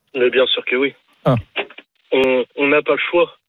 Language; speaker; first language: French; native; French